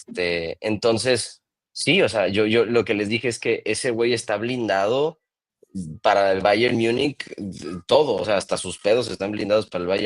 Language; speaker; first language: Spanish; native; Spanish